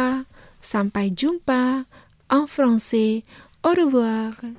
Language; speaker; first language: French; non-native, fluent; Indonesian